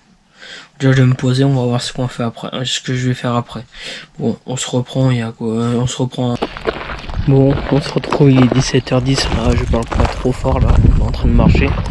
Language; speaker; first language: French; native; French